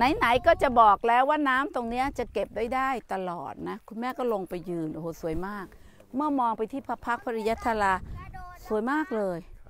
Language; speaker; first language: Thai; native; Thai